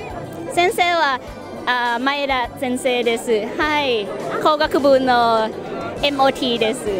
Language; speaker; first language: Japanese; non-native, learner; Thai